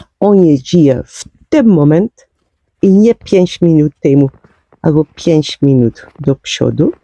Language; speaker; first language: Polish; non-native, learner; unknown